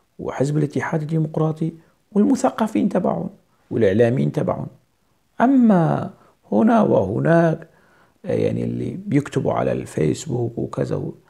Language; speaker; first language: Arabic; non-native, local second language; Kurdish